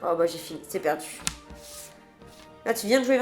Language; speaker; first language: French; native; French